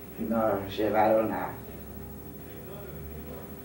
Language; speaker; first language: Spanish; non-native, fluent; Hungarian